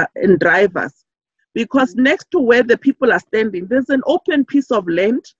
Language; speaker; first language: English; non-native, local second language; Southern Sotho